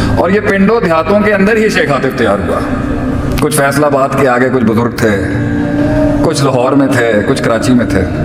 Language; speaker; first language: Urdu; non-native, local second language; Punjabi